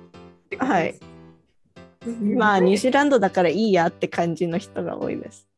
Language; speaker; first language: Japanese; early bilingual, heritage; Japanese